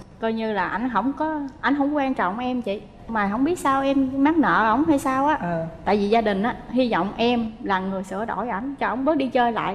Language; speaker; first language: Vietnamese; native; Vietnamese